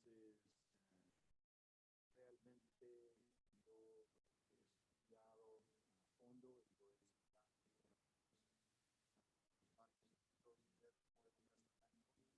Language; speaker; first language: Spanish; non-native, fluent; English